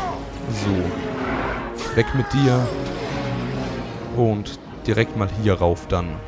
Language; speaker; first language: German; native; German